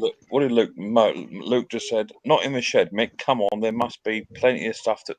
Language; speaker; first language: English; native; English